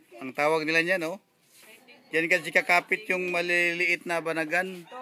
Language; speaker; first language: Filipino; non-native, local second language; Waray